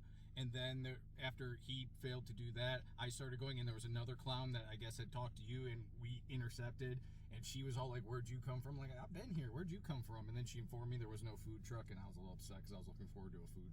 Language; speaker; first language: English; native; English